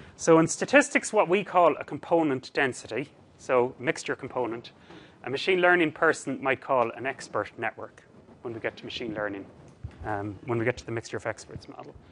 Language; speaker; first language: English; native; English